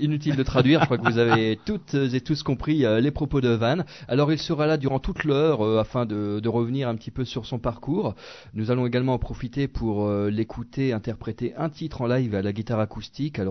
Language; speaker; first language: French; native; French